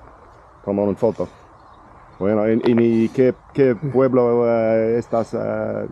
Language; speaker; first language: Spanish; non-native, learner; English